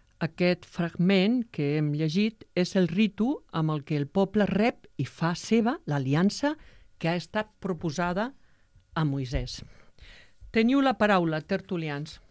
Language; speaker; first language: Catalan; native; Catalan